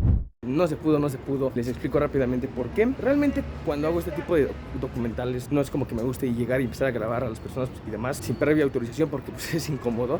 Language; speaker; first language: Spanish; native; Spanish